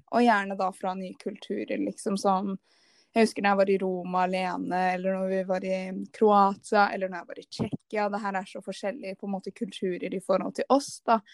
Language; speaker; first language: Norwegian; native; Norwegian